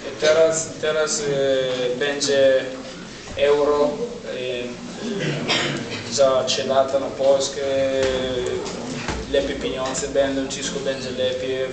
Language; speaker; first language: Polish; non-native, learner; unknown